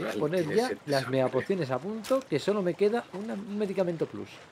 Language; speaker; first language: Spanish; native; Spanish